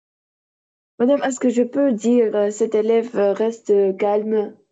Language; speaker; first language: French; non-native, learner; Arabic